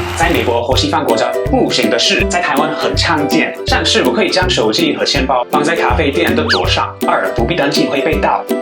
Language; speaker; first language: Chinese; non-native, fluent; English